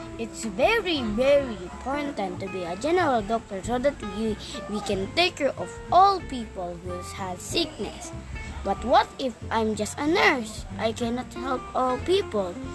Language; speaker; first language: English; non-native, fluent; Arabic